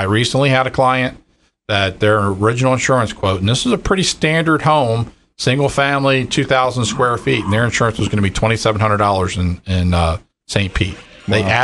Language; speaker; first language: English; native; English